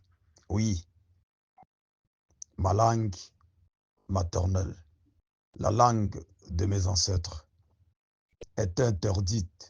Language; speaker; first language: French; non-native, local second language; Swahili